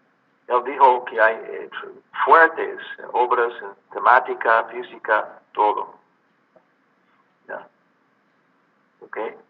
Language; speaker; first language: Spanish; non-native, learner; English